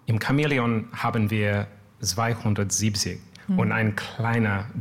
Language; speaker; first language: German; non-native, fluent; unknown